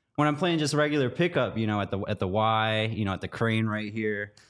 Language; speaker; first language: English; native; English